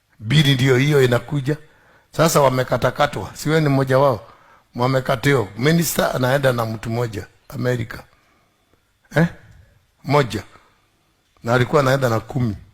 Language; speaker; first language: Swahili; non-native, local second language; Kikuyu